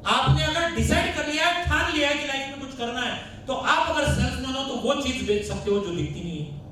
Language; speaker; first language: Hindi; non-native, local second language; Marathi